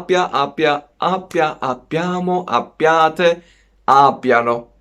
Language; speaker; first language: Italian; non-native, fluent; Persian